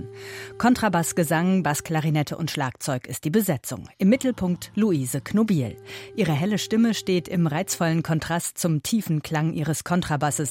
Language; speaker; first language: German; native; German